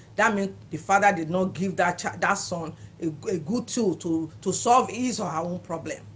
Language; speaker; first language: English; non-native, local second language; Yoruba